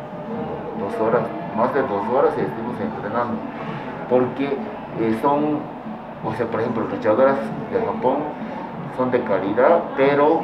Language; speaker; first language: Spanish; non-native, fluent; Japanese